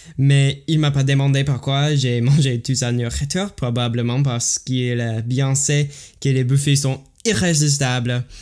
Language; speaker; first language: French; non-native, learner; English